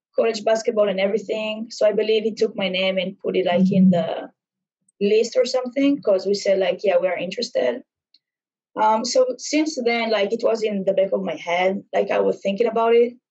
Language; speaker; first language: English; non-native, fluent; Hebrew